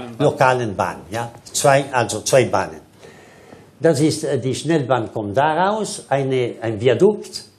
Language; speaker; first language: German; non-native, local second language; Italian